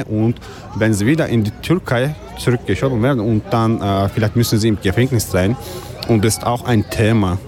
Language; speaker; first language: German; non-native, learner; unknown